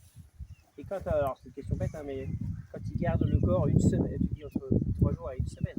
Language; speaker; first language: French; native; French